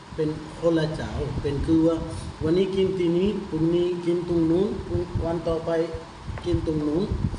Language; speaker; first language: Thai; non-native, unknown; Urdu